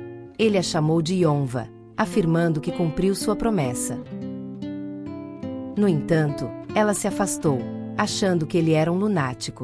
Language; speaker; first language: Portuguese; native; Portuguese